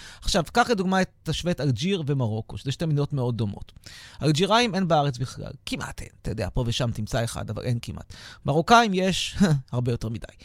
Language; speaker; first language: Hebrew; native; Hebrew